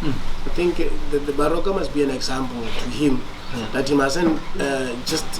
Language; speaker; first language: English; non-native, local second language; Northern Sotho